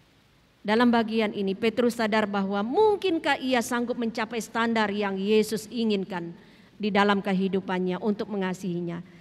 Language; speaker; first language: Indonesian; native; Indonesian